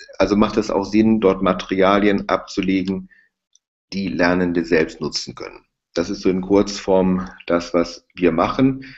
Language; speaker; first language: German; native; German